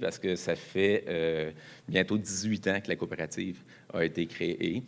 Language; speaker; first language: French; native; French